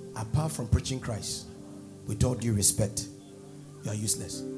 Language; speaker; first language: English; non-native, local second language; Akan